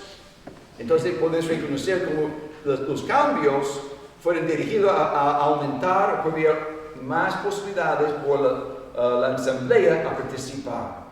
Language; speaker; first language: Spanish; non-native, fluent; English